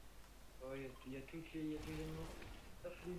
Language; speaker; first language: French; native; French